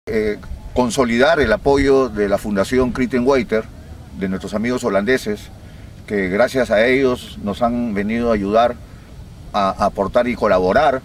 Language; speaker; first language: Spanish; native; Spanish